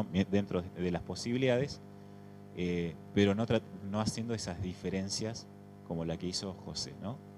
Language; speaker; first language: Spanish; native; Spanish